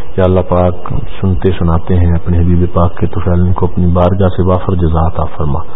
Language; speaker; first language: Urdu; non-native, local second language; Punjabi